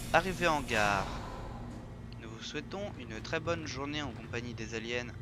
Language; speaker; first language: French; native; French